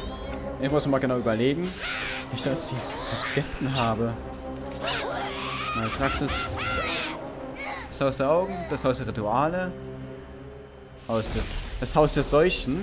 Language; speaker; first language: German; native; German